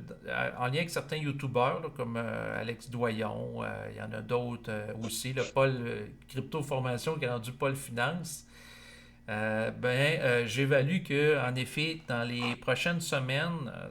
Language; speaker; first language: French; native; French